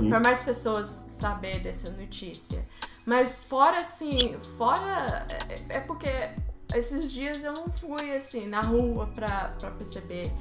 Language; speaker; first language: Portuguese; early bilingual, heritage; Portuguese